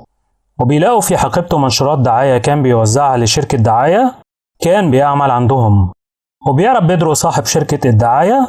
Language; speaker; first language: Arabic; native; Arabic